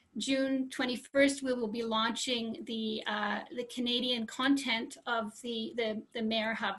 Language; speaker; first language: English; native; English